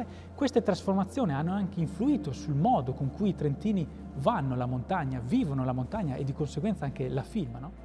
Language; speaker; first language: Italian; native; Italian